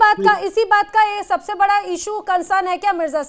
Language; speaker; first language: Hindi; native; Hindi